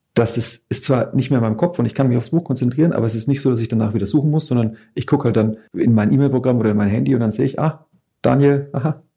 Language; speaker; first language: German; native; German